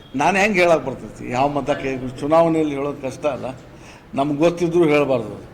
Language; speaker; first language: Kannada; native; Kannada